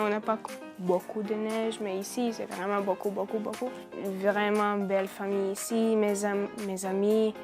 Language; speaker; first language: French; non-native, learner; Finnish